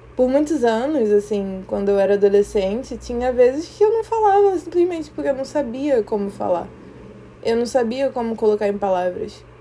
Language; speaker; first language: Portuguese; native; Portuguese